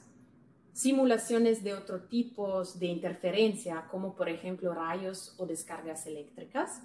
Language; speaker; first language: Spanish; non-native, fluent; Italian